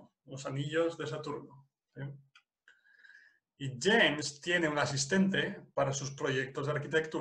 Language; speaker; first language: Spanish; non-native, fluent; English